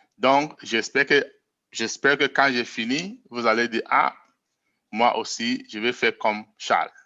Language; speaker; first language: French; non-native, local second language; English